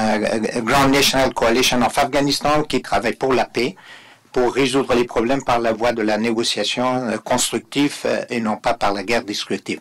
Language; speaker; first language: French; non-native, fluent; Persian